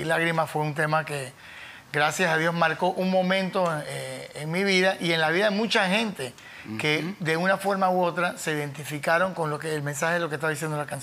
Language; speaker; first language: Spanish; native; Spanish